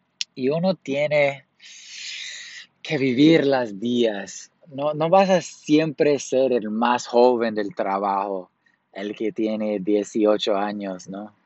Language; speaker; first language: Spanish; early bilingual, heritage; Spanish